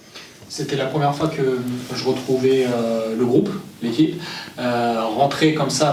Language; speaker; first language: French; native; French